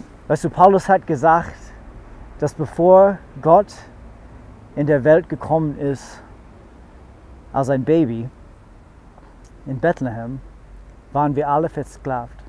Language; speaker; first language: German; non-native, fluent; English